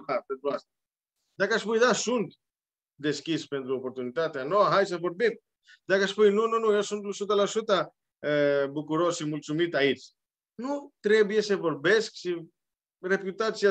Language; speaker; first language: Romanian; non-native, learner; Greek